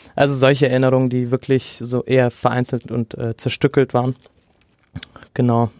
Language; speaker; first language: German; early bilingual, other home language; Arabic